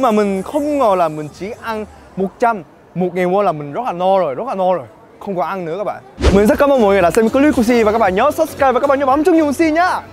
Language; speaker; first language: Vietnamese; non-native, fluent; Korean